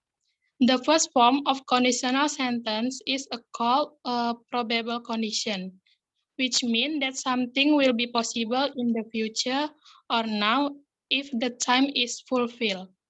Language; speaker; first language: English; non-native, learner; Indonesian